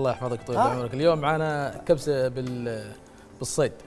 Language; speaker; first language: Arabic; native; Arabic